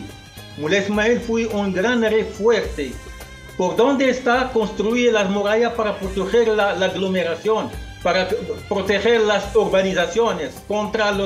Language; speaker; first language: Spanish; non-native, fluent; Arabic